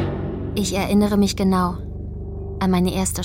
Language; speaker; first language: German; native; German